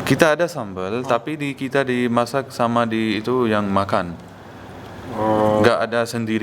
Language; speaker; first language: Indonesian; non-native, learner; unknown